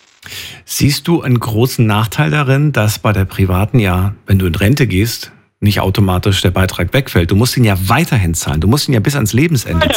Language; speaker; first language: German; native; German